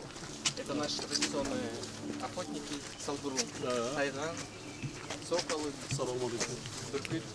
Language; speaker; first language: Russian; non-native, local second language; Kyrgyz